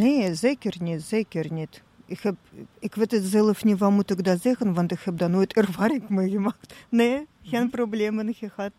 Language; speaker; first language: Dutch; non-native, learner; Russian